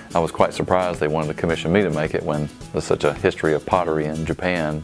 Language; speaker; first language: English; native; English